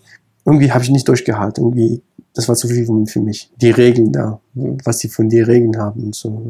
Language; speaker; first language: German; non-native, fluent; Kurdish